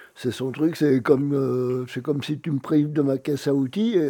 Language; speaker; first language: French; native; French